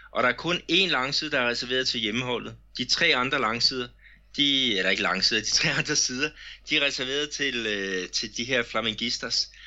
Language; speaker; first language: Danish; native; Danish